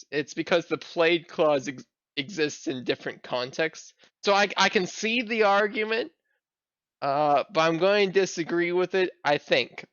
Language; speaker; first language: English; native; English